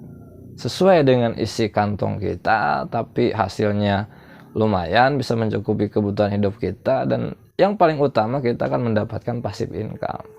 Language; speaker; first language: Indonesian; non-native, local second language; Sundanese